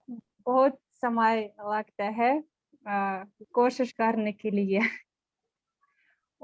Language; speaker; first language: Hindi; non-native, learner; Russian